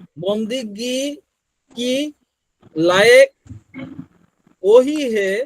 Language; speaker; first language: Hindi; non-native, learner; Bangla